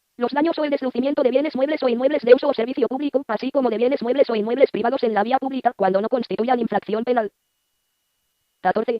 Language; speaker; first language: Spanish; native; Spanish